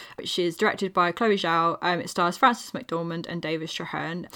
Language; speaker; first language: English; native; English